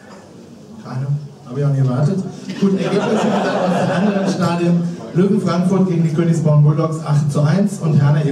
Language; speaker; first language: German; native; German